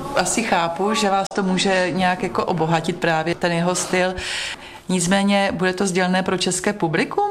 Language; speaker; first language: Czech; native; Czech